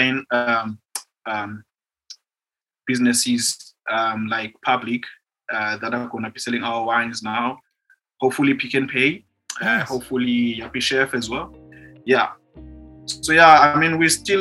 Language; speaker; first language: English; non-native, local second language; Xhosa